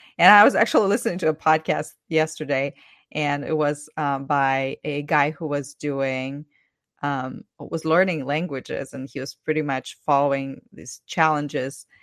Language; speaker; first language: English; non-native, fluent; Ukrainian